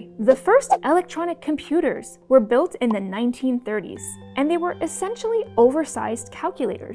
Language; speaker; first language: English; native; English